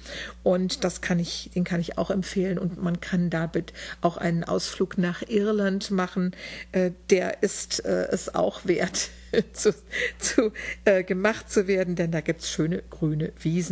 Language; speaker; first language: German; native; German